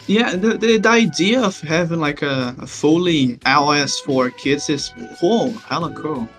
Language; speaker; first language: English; non-native, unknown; Portuguese